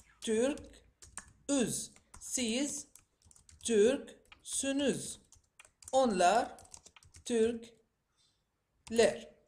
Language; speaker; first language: Turkish; non-native, fluent; Arabic